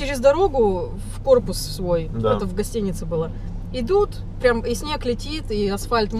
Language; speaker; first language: Russian; native; Russian